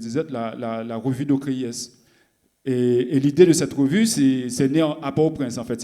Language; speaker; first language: French; non-native, local second language; Haitian Creole